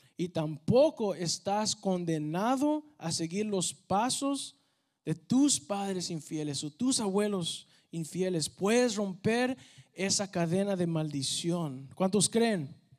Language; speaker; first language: Spanish; early bilingual, heritage; Spanish